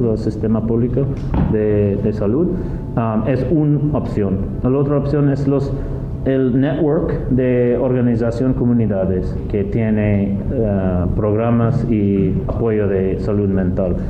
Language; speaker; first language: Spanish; non-native, learner; English